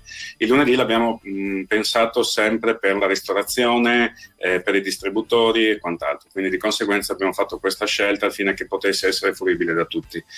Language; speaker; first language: Italian; native; Italian